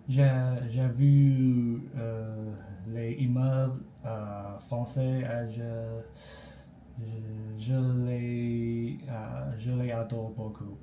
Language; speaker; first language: French; non-native, learner; Chinese